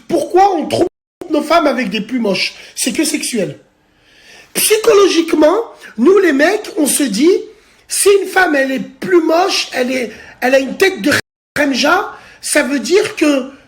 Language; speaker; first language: French; native; French